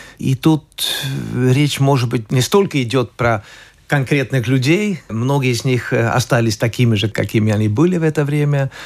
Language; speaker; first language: Russian; non-native, fluent; Swedish